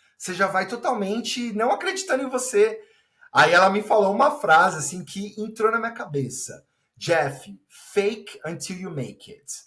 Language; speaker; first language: Portuguese; native; Portuguese